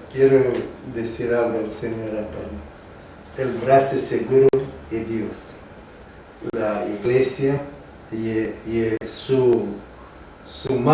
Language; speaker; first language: Spanish; non-native, learner; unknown